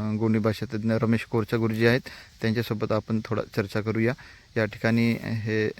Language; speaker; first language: Marathi; native; Marathi